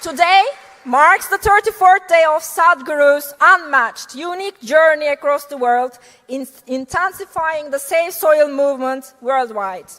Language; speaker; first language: English; non-native, fluent; Turkish